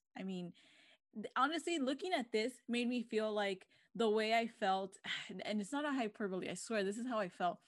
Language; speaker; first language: English; early bilingual, other home language; Spanish